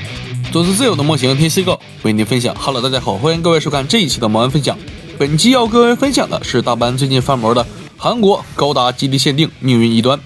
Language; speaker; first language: Chinese; native; Chinese